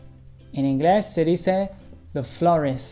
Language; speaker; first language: Spanish; non-native, fluent; English